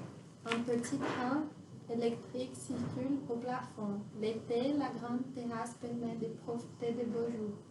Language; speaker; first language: French; non-native, fluent; Portuguese